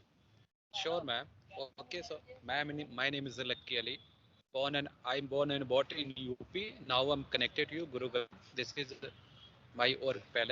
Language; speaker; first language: English; non-native, learner; Hindi